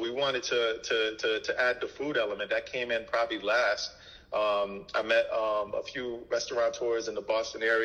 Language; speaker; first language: English; early bilingual, other home language; Haitian Creole